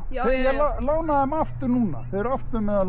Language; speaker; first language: Icelandic; non-native, fluent; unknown